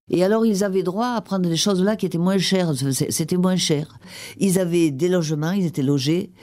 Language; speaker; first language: French; native; French